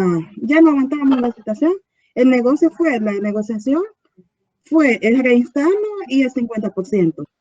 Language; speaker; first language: Spanish; native; Spanish